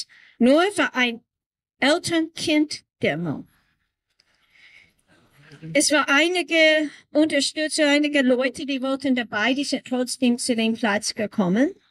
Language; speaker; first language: German; non-native, learner; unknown